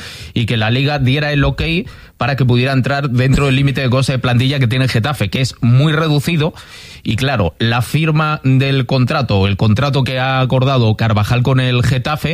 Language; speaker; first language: Spanish; native; Spanish